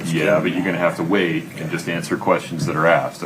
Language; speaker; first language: English; native; English